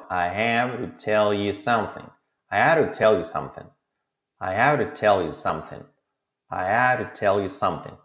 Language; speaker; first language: English; non-native, fluent; Spanish